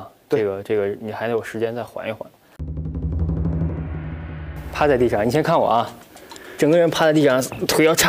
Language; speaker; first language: Chinese; native; Chinese